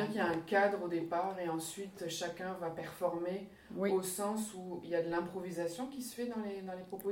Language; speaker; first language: French; native; French